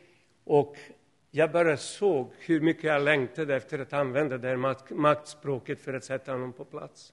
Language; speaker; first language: Swedish; non-native, fluent; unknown